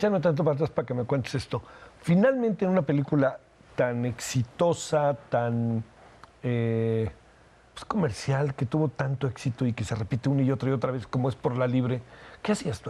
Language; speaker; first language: Spanish; native; Spanish